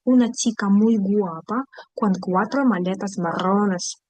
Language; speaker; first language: Spanish; non-native, fluent; Ukrainian